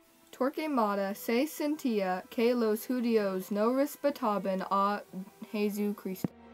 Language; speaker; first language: Spanish; non-native, learner; English